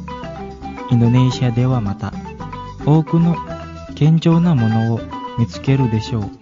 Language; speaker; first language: Japanese; non-native, fluent; Indonesian